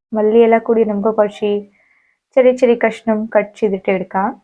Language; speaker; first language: Malayalam; non-native, local second language; Hindi